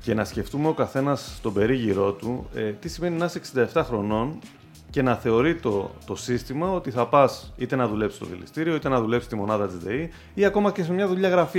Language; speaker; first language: Greek; native; Greek